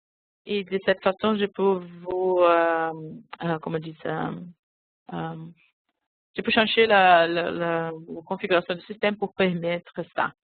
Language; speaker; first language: French; non-native, fluent; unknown